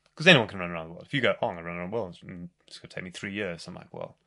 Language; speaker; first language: English; native; English